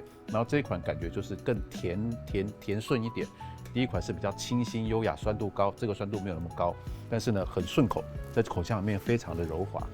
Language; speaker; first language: Chinese; native; Chinese